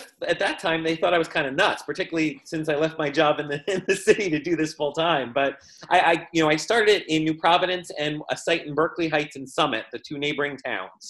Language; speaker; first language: English; native; English